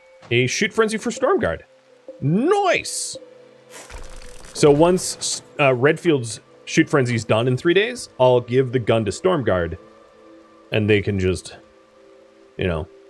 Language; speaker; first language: English; native; English